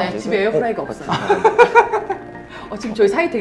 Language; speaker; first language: Korean; native; Korean